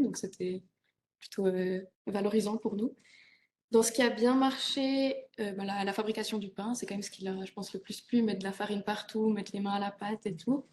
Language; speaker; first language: French; native; French